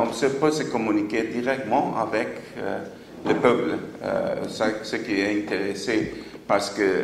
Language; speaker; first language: French; non-native, fluent; English